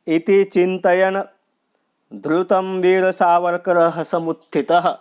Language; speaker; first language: Hindi; non-native, local second language; Marathi